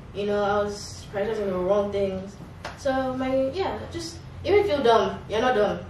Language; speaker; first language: English; non-native, local second language; Yoruba